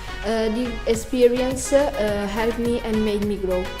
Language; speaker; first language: English; non-native, learner; Italian